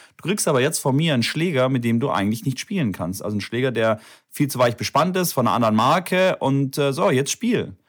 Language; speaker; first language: German; native; German